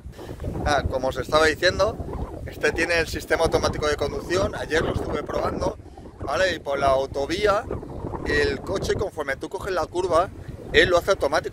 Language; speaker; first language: Spanish; native; Spanish